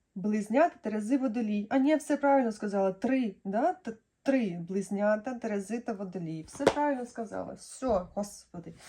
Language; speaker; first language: Ukrainian; non-native, local second language; Russian